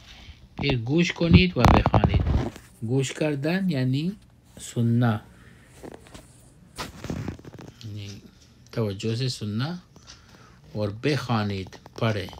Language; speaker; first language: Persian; non-native, fluent; Urdu